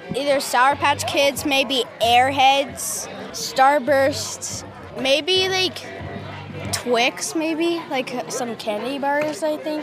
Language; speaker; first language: English; native; English